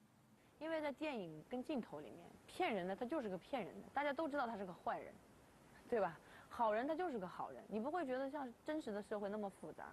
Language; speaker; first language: Chinese; native; Chinese